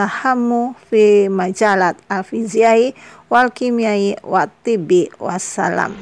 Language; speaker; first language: Arabic; non-native, fluent; Indonesian